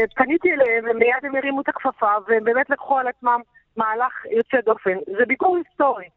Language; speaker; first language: Hebrew; native; Hebrew